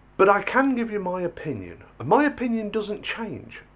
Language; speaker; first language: English; native; English